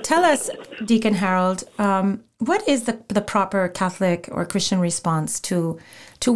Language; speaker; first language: English; non-native, fluent; Spanish